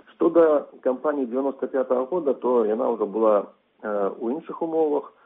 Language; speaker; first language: Russian; non-native, local second language; Belarusian